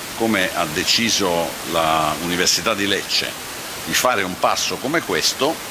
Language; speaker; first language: Italian; native; Italian